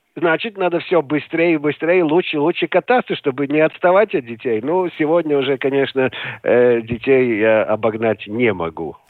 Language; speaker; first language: Russian; non-native, local second language; Latvian